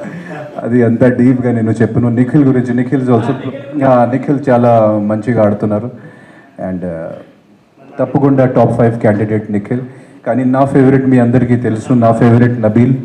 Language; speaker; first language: Telugu; non-native, fluent; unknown